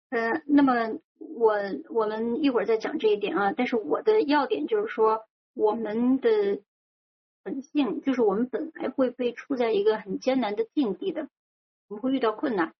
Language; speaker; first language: Chinese; native; Chinese